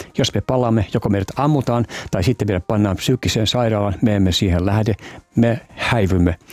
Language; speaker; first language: Finnish; native; Finnish